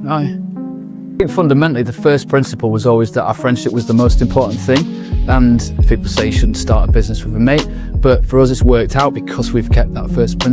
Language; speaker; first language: English; native; English